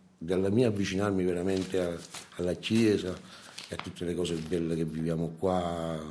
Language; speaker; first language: Italian; native; Italian